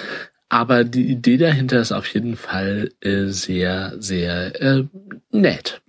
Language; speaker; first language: German; native; German